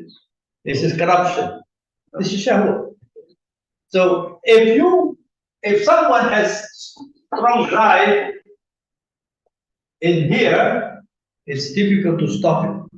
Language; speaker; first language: English; non-native, fluent; Indonesian